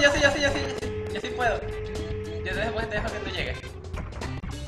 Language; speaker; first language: Spanish; native; Spanish